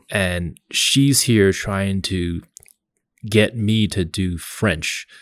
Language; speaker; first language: English; early bilingual, other home language; Cantonese